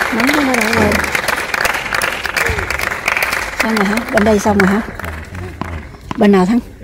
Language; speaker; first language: Vietnamese; native; Vietnamese